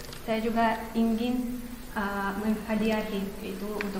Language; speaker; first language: Indonesian; non-native, fluent; Russian